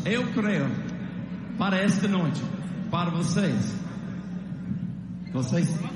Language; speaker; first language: Portuguese; non-native, learner; English